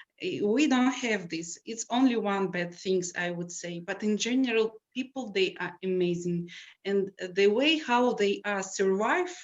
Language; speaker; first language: English; non-native, learner; Russian